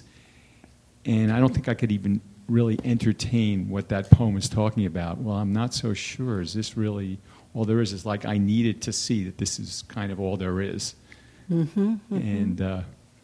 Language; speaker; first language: English; native; English